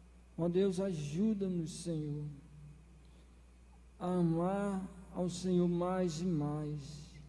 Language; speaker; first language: Portuguese; native; Portuguese